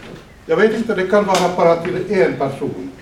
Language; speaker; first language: Swedish; non-native, fluent; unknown